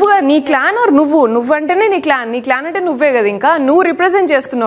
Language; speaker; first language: Telugu; native; Telugu